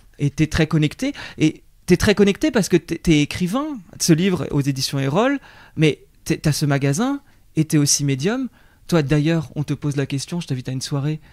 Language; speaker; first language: French; native; French